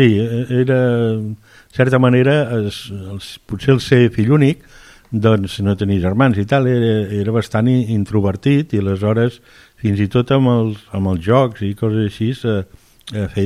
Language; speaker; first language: Catalan; native; Catalan